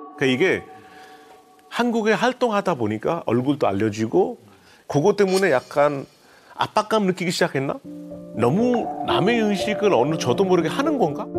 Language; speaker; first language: Korean; non-native, fluent; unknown